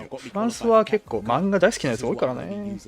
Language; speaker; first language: Japanese; native; Japanese